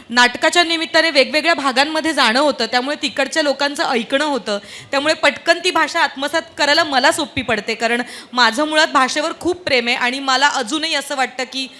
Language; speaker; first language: Marathi; native; Marathi